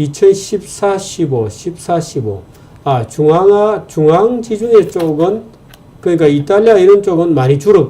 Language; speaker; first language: Korean; native; Korean